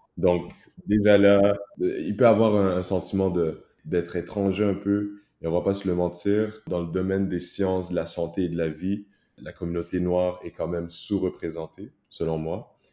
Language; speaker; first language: French; early bilingual, other home language; Kinyarwanda